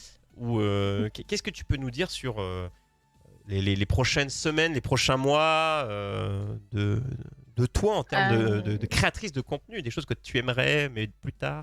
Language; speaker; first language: French; native; French